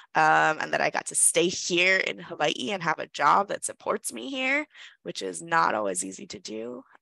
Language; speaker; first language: English; native; English